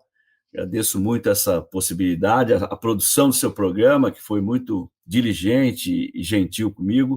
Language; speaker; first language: Portuguese; native; Portuguese